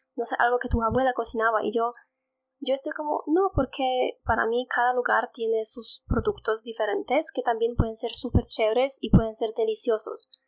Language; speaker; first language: Spanish; non-native, fluent; Polish